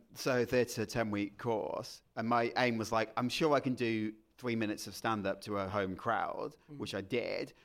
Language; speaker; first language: English; native; English